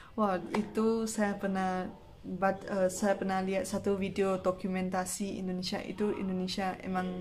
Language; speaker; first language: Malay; non-native, local second language; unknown